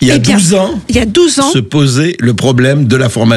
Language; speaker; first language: French; native; French